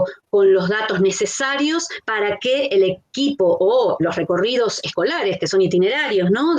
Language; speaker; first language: Spanish; native; Spanish